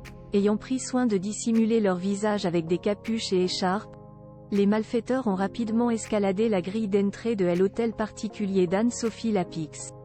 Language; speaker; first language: French; native; French